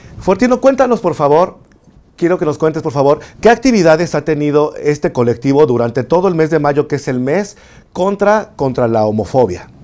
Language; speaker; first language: Spanish; native; Spanish